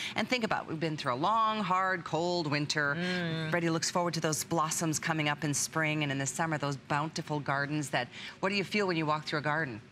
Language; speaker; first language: English; native; English